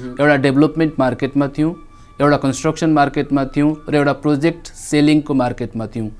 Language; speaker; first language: Nepali; native; Nepali